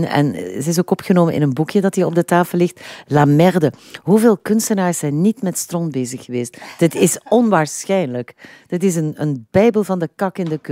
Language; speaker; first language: Dutch; native; Dutch